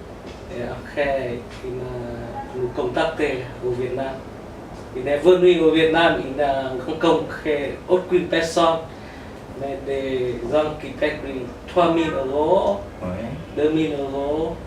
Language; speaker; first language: French; non-native, learner; Vietnamese